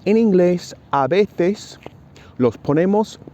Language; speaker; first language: Spanish; non-native, fluent; English